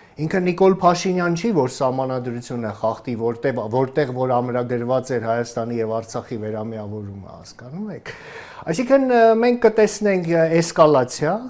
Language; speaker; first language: Armenian; native; Armenian